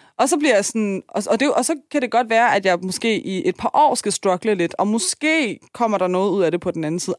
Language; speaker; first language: Danish; native; Danish